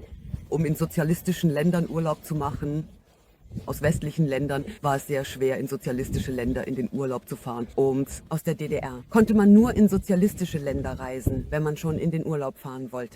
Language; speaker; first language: German; non-native, fluent; Russian